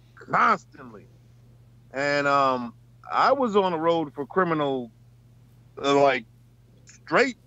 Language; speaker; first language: English; native; English